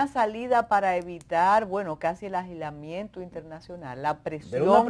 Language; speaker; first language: Spanish; native; Spanish